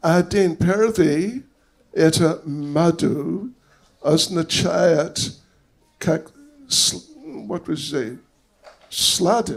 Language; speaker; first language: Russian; non-native, learner; English